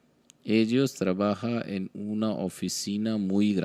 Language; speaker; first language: Spanish; non-native, learner; Hindi